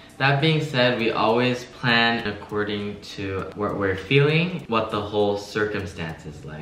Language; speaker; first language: English; early bilingual, other home language; Chinese